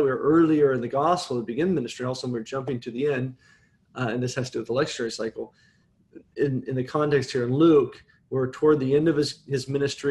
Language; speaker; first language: English; native; English